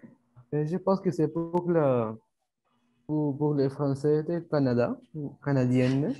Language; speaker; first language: French; non-native, learner; Spanish